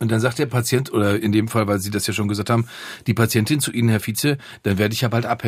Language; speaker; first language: German; native; German